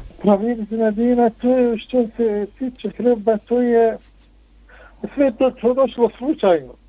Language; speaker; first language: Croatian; non-native, fluent; Arabic